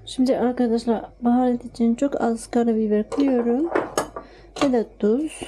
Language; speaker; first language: Turkish; non-native, learner; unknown